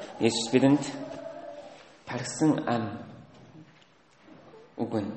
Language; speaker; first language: Mongolian; non-native, fluent; Korean